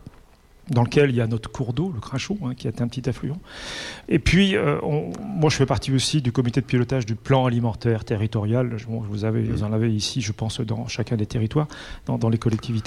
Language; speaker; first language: French; native; French